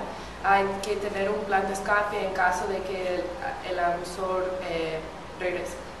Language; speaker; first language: Spanish; non-native, fluent; English